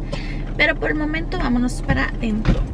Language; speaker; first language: Spanish; native; Spanish